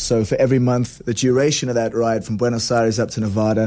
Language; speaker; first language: English; native; English